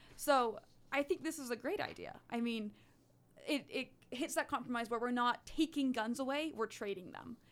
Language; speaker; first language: English; early bilingual, other home language; Dutch